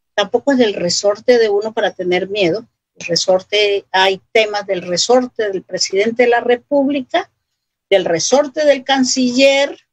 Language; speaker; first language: Spanish; non-native, local second language; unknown